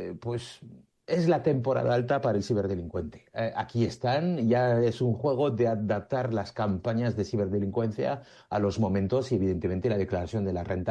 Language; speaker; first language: Spanish; native; Spanish